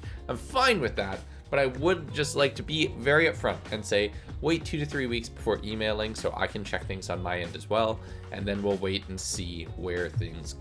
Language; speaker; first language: English; native; English